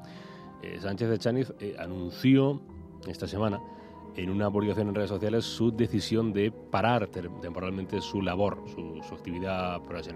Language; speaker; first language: Spanish; native; Spanish